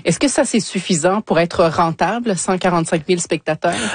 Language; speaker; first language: French; native; French